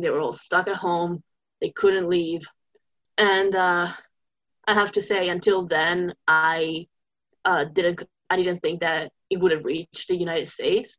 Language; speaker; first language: English; non-native, fluent; Italian